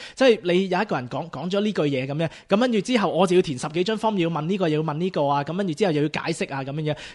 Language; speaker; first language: Cantonese; early bilingual, heritage; Cantonese